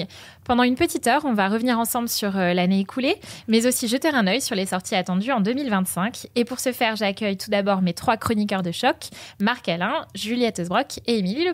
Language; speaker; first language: French; native; French